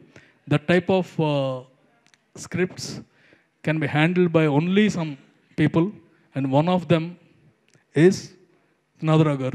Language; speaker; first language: Telugu; native; Telugu